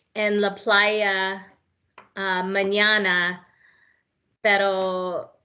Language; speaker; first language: Spanish; non-native, learner; English